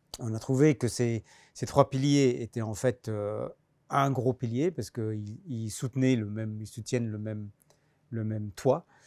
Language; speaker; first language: French; non-native, fluent; English